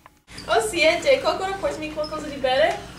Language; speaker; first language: Italian; non-native, learner; English